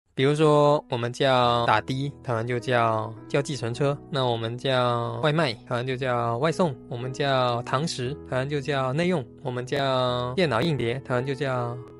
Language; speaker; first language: Chinese; native; Chinese